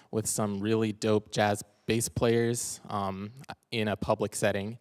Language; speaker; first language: English; native; English